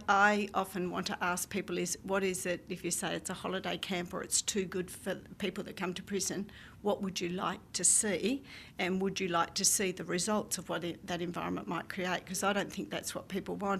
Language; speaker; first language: English; native; English